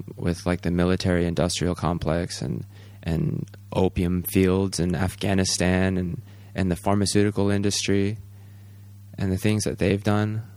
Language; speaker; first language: English; native; English